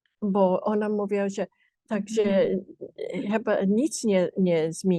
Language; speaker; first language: Polish; early bilingual, heritage; English